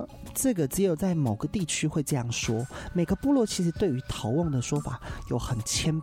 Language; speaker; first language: Chinese; non-native, local second language; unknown